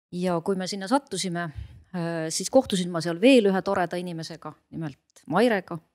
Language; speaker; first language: Estonian; native; Estonian